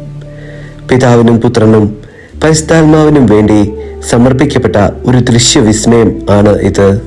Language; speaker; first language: Malayalam; native; Malayalam